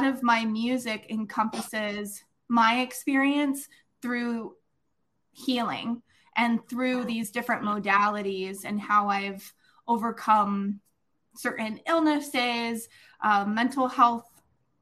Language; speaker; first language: English; native; English